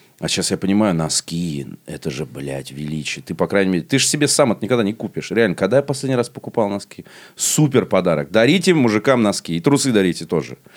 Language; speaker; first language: Russian; native; Russian